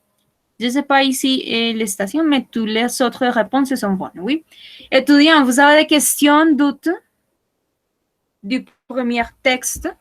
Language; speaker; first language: French; non-native, fluent; Spanish